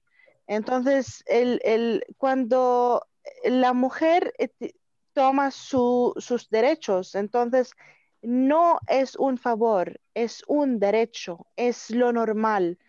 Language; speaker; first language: Spanish; non-native, learner; Arabic